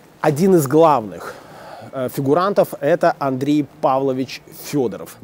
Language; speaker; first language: Russian; native; Russian